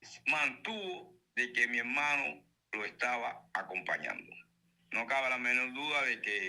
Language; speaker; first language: Spanish; native; Spanish